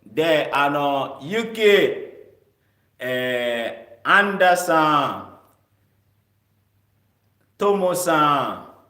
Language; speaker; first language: Japanese; non-native, learner; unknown